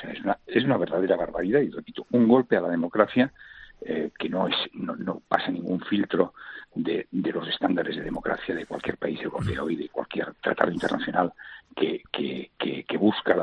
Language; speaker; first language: Spanish; non-native, local second language; Catalan